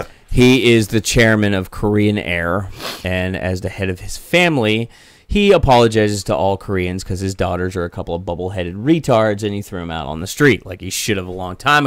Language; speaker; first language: English; native; English